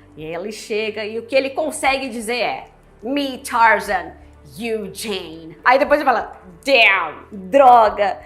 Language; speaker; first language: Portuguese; native; Portuguese